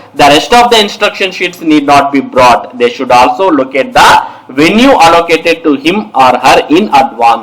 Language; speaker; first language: English; non-native, local second language; Telugu